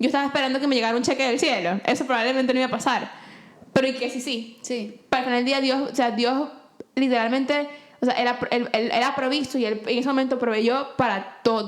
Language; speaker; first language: Spanish; native; Spanish